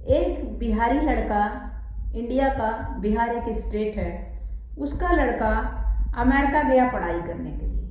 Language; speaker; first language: Hindi; native; Hindi